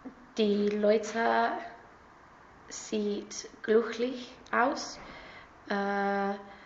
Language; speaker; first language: German; non-native, learner; English